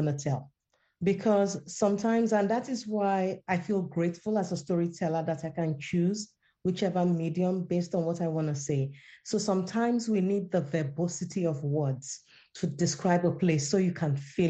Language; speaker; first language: English; non-native, local second language; Yoruba